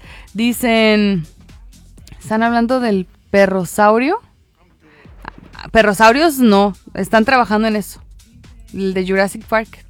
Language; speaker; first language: Spanish; native; Spanish